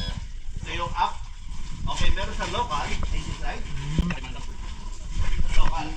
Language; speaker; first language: Filipino; native; Filipino